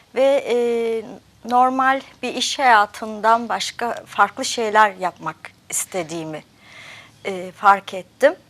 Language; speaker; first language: Turkish; early bilingual, heritage; Turkish